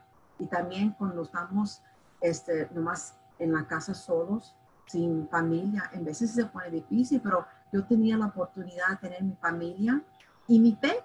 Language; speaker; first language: Spanish; early bilingual, heritage; Spanish